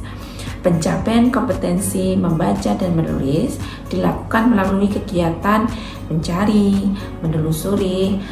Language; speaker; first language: Indonesian; native; Indonesian